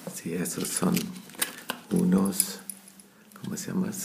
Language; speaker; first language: Spanish; non-native, learner; German